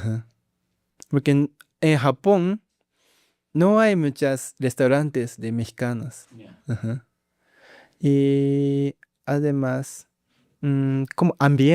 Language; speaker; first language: Spanish; non-native, learner; Japanese